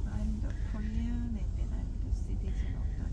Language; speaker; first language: English; non-native, learner; Korean